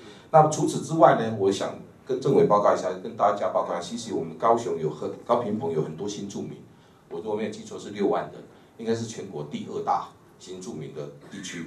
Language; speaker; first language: Chinese; native; Chinese